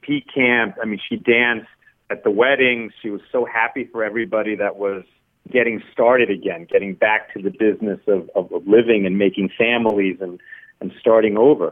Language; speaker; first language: English; early bilingual, other home language; Spanish